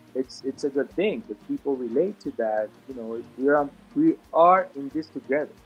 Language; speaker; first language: English; non-native, fluent; Spanish